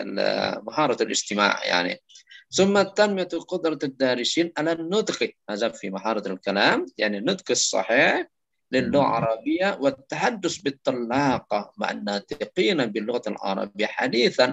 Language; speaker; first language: Arabic; non-native, fluent; Indonesian